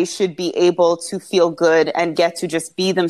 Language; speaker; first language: English; native; English